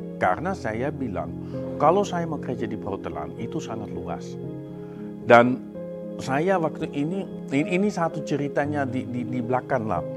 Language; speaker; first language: Indonesian; non-native, fluent; Dutch